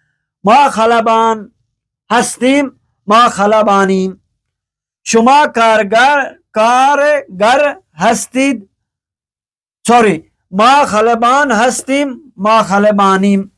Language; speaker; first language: Persian; non-native, fluent; Urdu